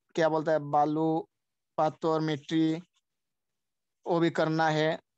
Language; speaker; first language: Hindi; non-native, local second language; Sylheti